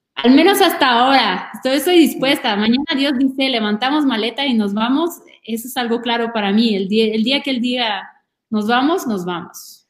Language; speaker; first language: Spanish; non-native, fluent; French